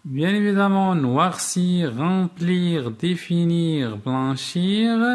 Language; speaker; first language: French; non-native, local second language; Arabic